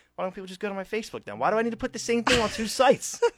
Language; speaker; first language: English; native; English